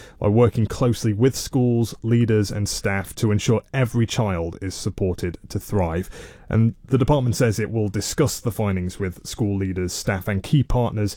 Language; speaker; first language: English; native; English